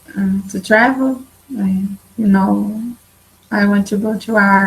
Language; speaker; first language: English; non-native, learner; Portuguese